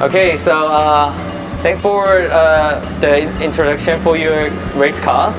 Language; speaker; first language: English; non-native, learner; Korean